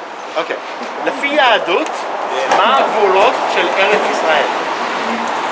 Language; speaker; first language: Hebrew; non-native, learner; English